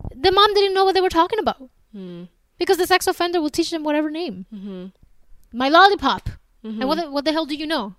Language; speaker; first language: English; early bilingual, other home language; Spanish